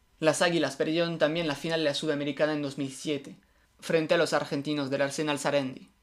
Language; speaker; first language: Spanish; non-native, fluent; French